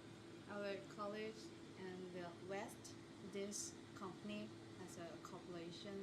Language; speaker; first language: English; non-native, learner; Chinese